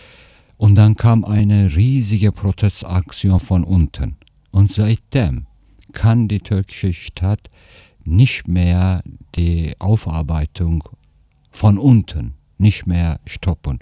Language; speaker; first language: German; non-native, fluent; Turkish